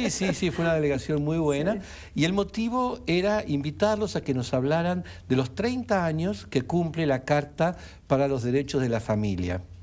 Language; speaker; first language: Spanish; native; Spanish